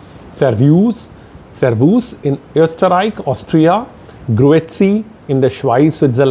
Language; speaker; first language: German; non-native, fluent; Hindi